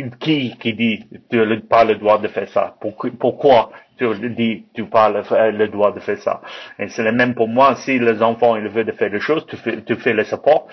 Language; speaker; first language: French; non-native, learner; English